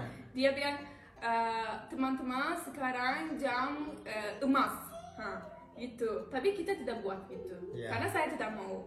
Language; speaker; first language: Indonesian; non-native, learner; Turkish